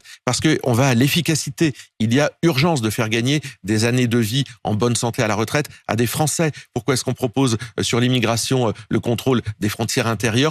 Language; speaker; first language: French; native; French